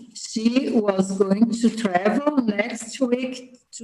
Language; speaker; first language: English; non-native, learner; Portuguese